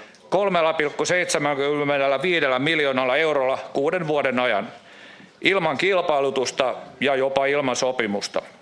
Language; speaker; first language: Finnish; native; Finnish